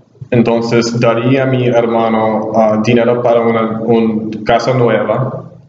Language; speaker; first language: Spanish; non-native, learner; English